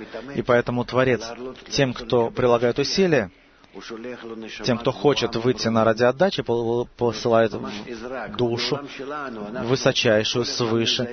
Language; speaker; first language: Russian; native; Russian